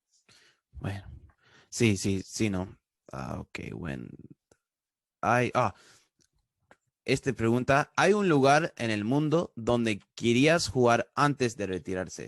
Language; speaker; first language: Spanish; early bilingual, heritage; Spanish